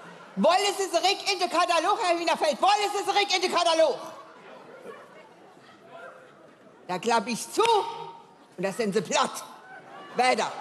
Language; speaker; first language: German; native; German